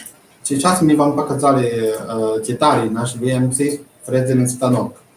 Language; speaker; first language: Russian; non-native, learner; Chinese